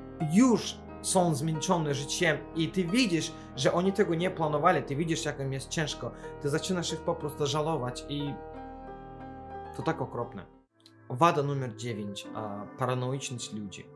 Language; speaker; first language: Polish; non-native, fluent; Azerbaijani